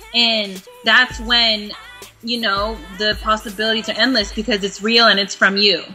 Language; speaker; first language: English; native; English